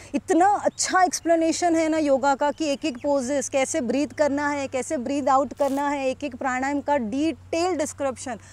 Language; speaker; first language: Hindi; non-native, local second language; Marathi